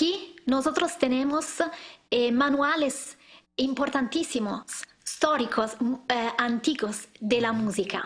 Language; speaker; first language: Spanish; non-native, learner; Italian